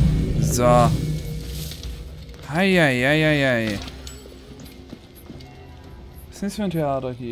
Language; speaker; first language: German; native; German